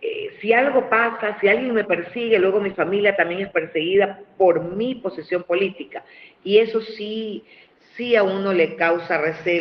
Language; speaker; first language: Spanish; native; Spanish